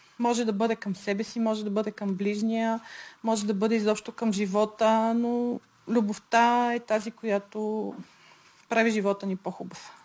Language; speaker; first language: Bulgarian; native; Bulgarian